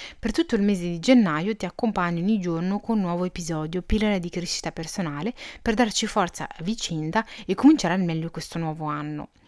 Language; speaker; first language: Italian; early bilingual, other home language; Arabic